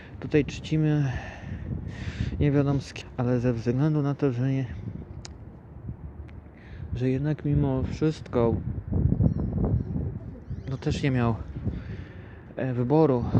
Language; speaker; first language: Polish; native; Polish